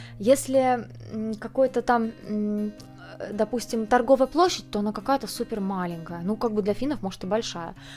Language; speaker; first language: Russian; early bilingual, heritage; Russian